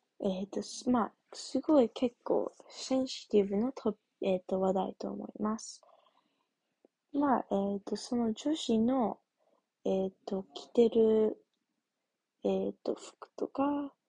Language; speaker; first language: Japanese; non-native, learner; English